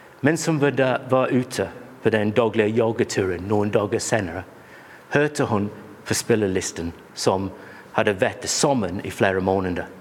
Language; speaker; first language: Norwegian; non-native, fluent; English